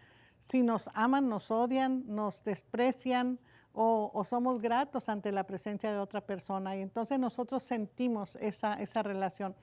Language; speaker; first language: Spanish; native; Spanish